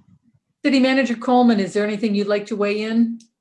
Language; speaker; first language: English; native; English